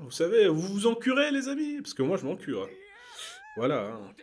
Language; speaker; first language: French; native; French